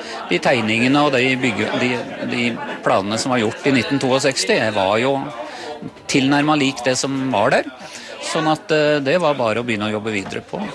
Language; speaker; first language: Norwegian; native; Norwegian